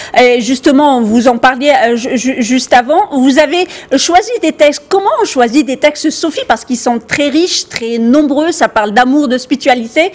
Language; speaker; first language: French; non-native, local second language; Arabic